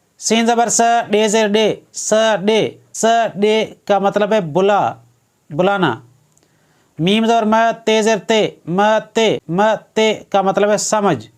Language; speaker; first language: Urdu; non-native, local second language; Sindhi